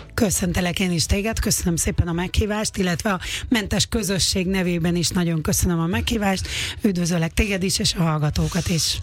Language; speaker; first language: Hungarian; native; Hungarian